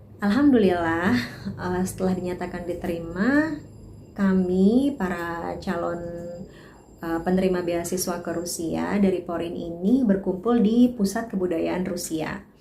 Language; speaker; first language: Indonesian; native; Indonesian